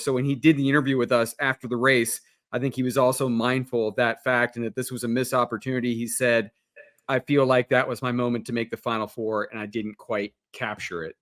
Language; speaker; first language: English; native; English